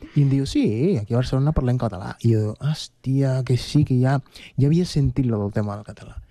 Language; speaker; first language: Catalan; non-native, fluent; Spanish